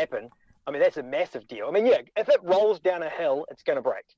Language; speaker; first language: English; native; English